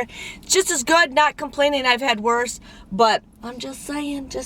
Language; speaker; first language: English; native; English